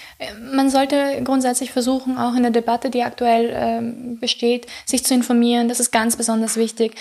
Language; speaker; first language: German; early bilingual, other home language; Persian